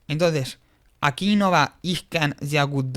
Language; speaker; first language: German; non-native, fluent; Spanish